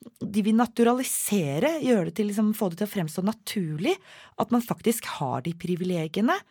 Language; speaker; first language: Norwegian; native; Norwegian